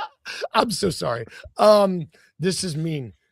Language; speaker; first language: English; native; English